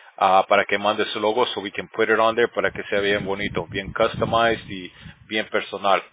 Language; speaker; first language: Spanish; early bilingual, heritage; Spanish